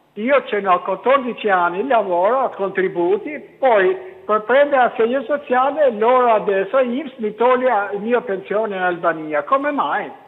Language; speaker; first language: Italian; non-native, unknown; Albanian